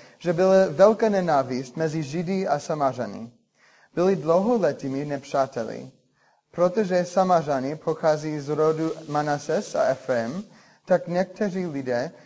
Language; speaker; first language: Czech; non-native, learner; English